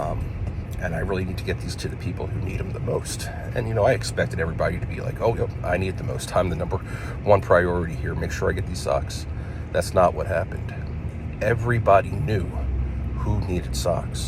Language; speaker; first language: English; native; English